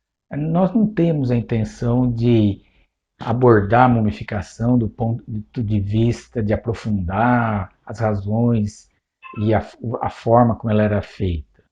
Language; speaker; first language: Portuguese; native; Portuguese